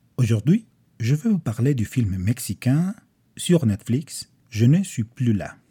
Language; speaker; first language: French; non-native, fluent; Spanish